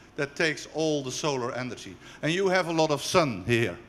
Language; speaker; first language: English; non-native, fluent; Dutch